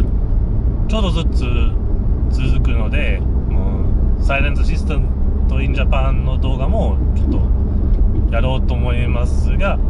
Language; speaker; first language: Japanese; non-native, fluent; English